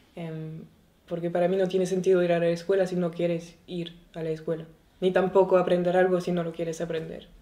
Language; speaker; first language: Spanish; non-native, fluent; French